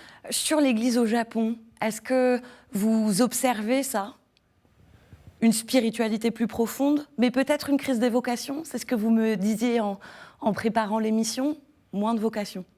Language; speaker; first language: French; native; French